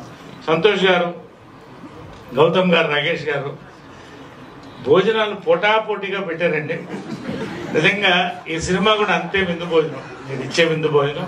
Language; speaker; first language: Telugu; native; Telugu